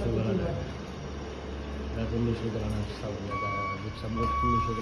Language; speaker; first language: Arabic; non-native, learner; Bangla